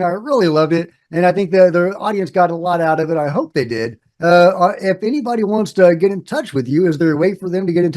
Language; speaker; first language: English; native; English